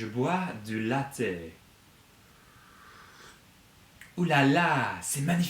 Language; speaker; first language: French; non-native, fluent; English